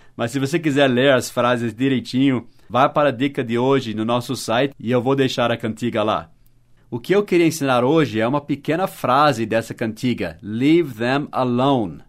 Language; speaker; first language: Portuguese; non-native, fluent; English